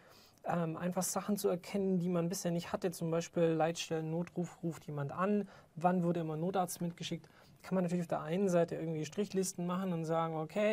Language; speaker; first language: German; native; German